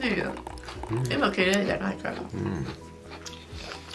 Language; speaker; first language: Japanese; non-native, learner; Vietnamese